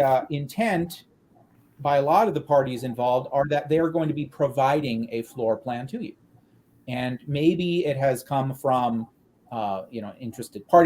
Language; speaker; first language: English; native; English